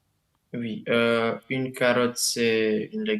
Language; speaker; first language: French; non-native, learner; Romanian